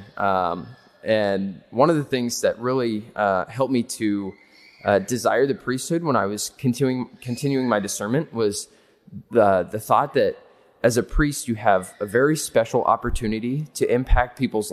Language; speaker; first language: English; native; English